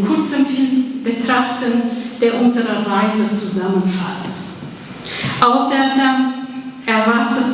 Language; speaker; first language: German; non-native, fluent; Kurdish